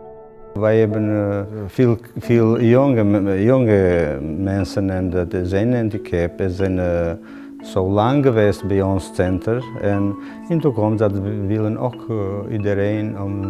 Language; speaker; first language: Dutch; non-native, learner; Albanian